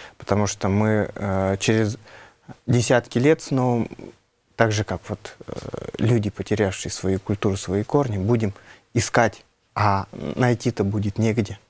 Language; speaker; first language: Russian; non-native, local second language; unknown